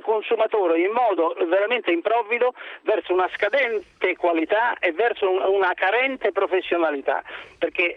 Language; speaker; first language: Italian; native; Italian